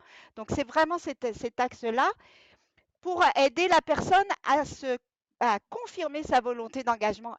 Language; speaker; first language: French; native; French